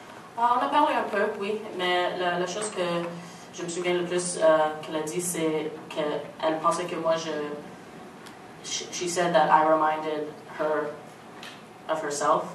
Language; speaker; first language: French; non-native, local second language; English